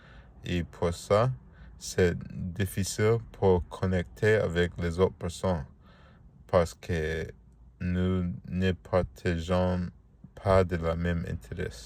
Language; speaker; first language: French; non-native, learner; Spanish